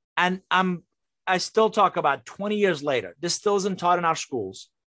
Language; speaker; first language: English; non-native, fluent; Persian